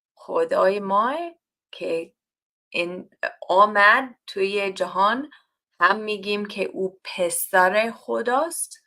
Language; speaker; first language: Persian; non-native, learner; English